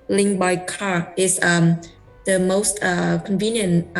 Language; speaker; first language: English; non-native, learner; Vietnamese